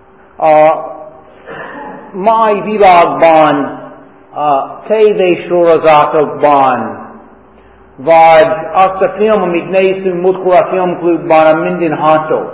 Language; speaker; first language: Hungarian; non-native, fluent; English